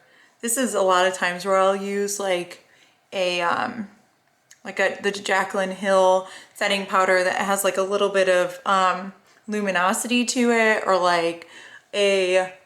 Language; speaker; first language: English; native; English